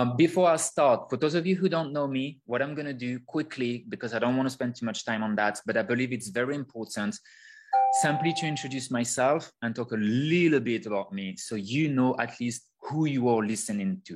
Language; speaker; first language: English; non-native, fluent; French